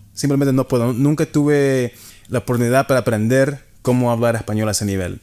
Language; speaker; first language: Spanish; early bilingual, heritage; Spanish